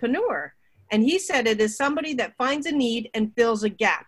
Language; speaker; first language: English; native; English